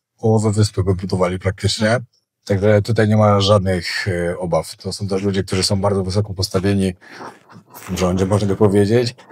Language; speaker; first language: Polish; native; Polish